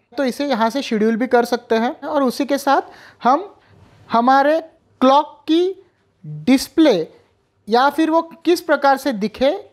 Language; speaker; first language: Hindi; non-native, local second language; Marathi